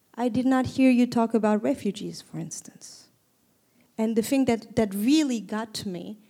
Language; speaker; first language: English; non-native, fluent; Turkish